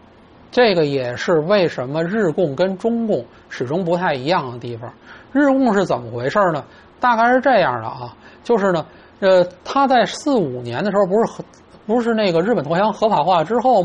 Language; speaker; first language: Chinese; native; Chinese